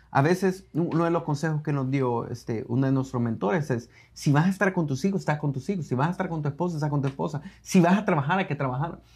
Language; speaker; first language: Spanish; native; Spanish